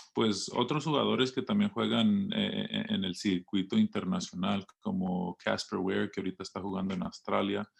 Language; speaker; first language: Spanish; early bilingual, heritage; Spanish